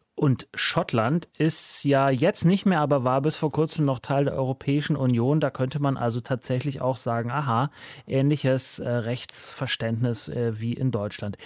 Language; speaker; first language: German; native; German